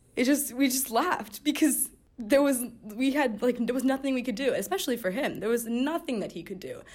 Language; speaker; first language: English; native; English